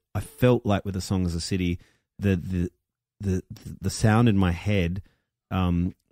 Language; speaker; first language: English; native; English